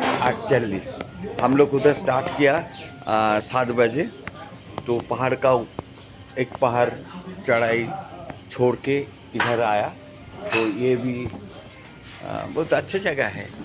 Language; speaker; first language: Hindi; non-native, local second language; Bangla